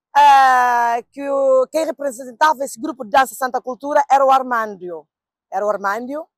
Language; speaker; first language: Portuguese; non-native, local second language; Kabuverdianu